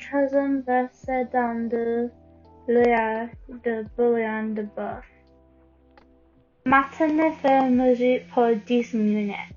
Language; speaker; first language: French; non-native, learner; English